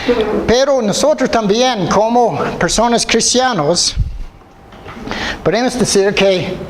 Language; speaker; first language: Spanish; non-native, fluent; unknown